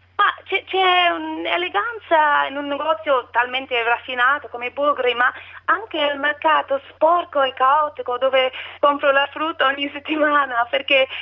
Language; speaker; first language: Italian; non-native, learner; English